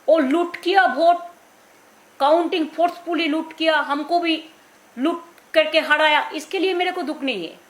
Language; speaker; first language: Hindi; non-native, local second language; Bangla